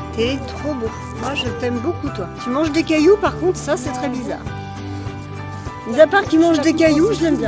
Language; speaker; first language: French; native; French